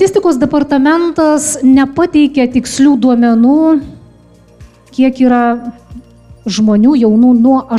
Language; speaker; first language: Lithuanian; native; Lithuanian